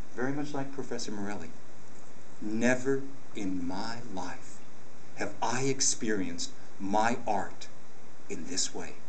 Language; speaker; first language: English; native; English